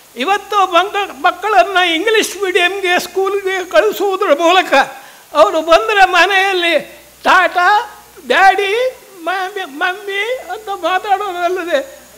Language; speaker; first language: Kannada; non-native, local second language; Tulu